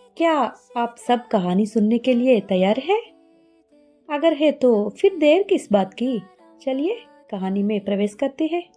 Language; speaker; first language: Hindi; non-native, learner; Telugu